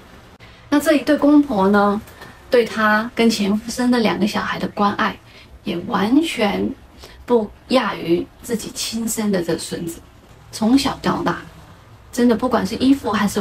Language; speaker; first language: Chinese; native; Chinese